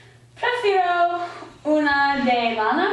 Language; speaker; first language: Spanish; non-native, learner; English